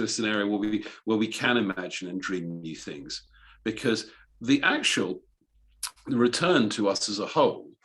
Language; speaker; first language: English; native; English